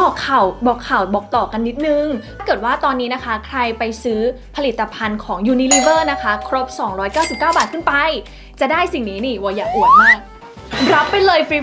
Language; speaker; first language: Thai; native; Thai